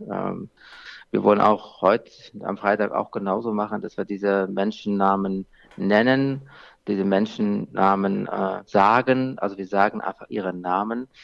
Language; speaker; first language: German; non-native, fluent; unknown